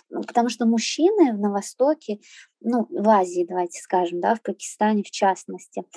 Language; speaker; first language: Russian; native; Russian